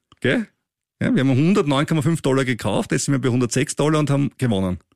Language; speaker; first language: German; native; German